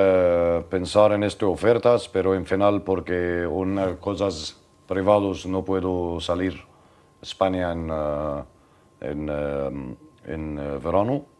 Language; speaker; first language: Spanish; non-native, learner; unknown